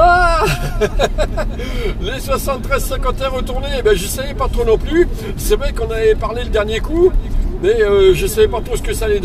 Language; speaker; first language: French; native; French